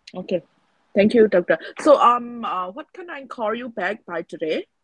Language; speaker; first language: English; non-native, fluent; Burmese